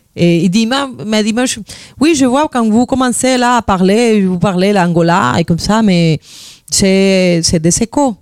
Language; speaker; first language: French; non-native, fluent; Spanish